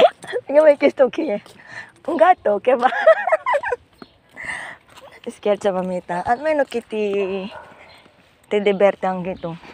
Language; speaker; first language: Italian; non-native, learner; Filipino